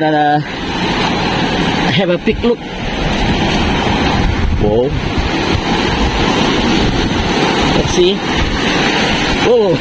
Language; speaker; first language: English; non-native, learner; Indonesian